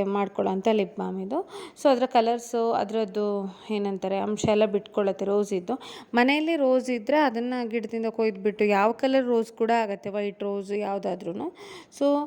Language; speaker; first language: Kannada; non-native, local second language; Tulu